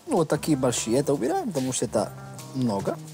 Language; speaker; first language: Russian; non-native, fluent; Italian